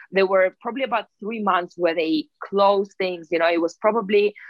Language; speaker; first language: English; non-native, fluent; Russian